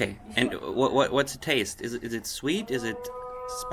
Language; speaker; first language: English; non-native, fluent; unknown